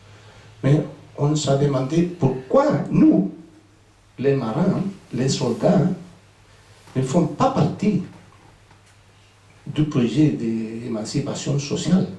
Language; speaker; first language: French; non-native, fluent; Spanish